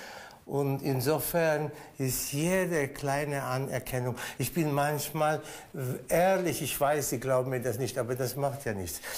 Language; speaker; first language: German; non-native, fluent; Spanish